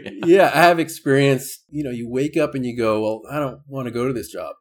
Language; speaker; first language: English; native; English